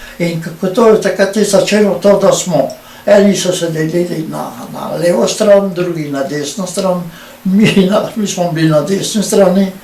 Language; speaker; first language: Slovenian; native; Slovenian